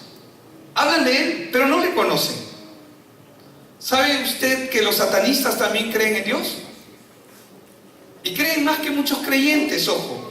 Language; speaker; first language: Spanish; native; Spanish